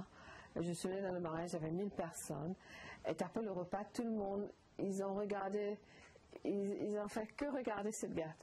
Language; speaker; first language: French; non-native, learner; English